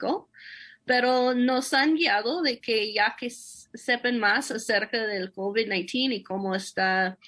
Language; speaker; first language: Spanish; non-native, fluent; English